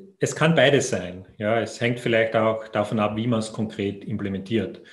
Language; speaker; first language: German; native; German